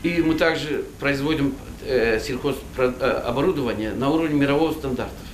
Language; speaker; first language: Russian; non-native, fluent; Turkish